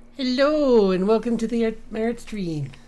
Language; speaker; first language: English; native; English